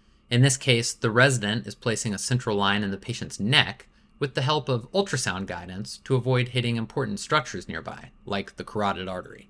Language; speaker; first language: English; native; English